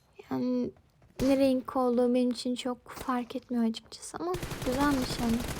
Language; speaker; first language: Turkish; non-native, fluent; Azerbaijani